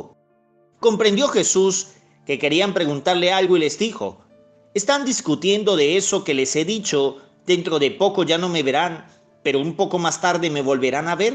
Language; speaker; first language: Spanish; native; Spanish